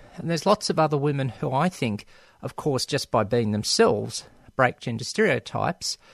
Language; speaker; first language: English; native; English